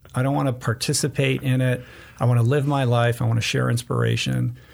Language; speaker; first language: English; native; English